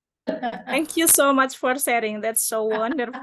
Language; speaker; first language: English; non-native, learner; Indonesian